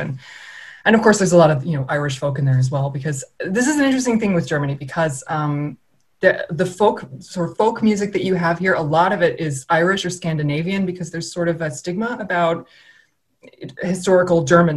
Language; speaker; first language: English; native; English